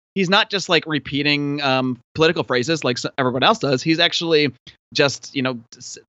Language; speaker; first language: English; native; English